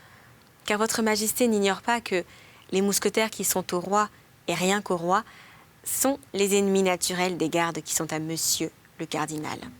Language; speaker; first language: French; native; French